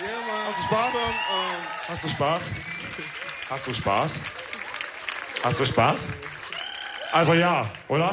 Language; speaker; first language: German; early bilingual, other home language; Wolof